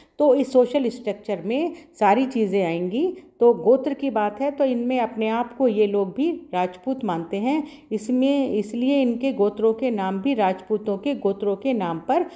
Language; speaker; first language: Hindi; native; Hindi